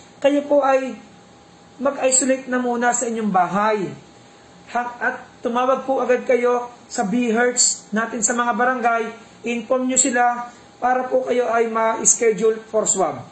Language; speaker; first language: Filipino; native; Filipino